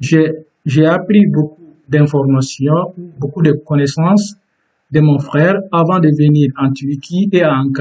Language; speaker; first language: French; non-native, fluent; Turkish